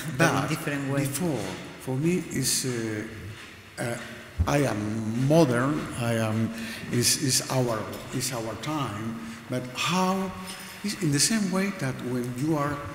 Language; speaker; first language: English; non-native, learner; Spanish